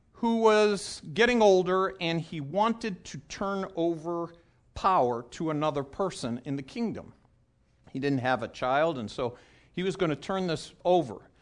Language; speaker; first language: English; native; English